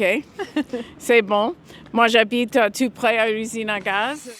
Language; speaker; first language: French; non-native, fluent; English